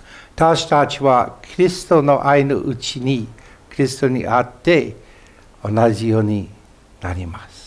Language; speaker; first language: Japanese; non-native, fluent; English